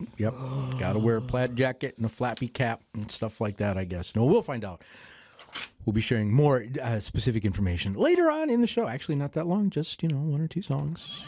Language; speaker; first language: English; native; English